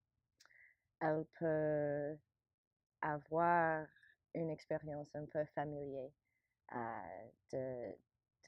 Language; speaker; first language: French; non-native, learner; English